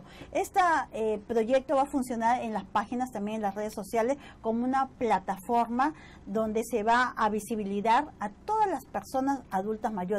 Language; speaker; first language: Spanish; native; Spanish